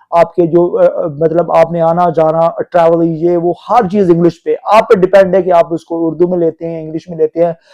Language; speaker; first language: Urdu; non-native, local second language; Punjabi